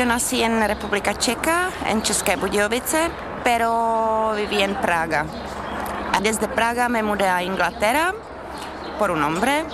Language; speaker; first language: Spanish; non-native, fluent; Czech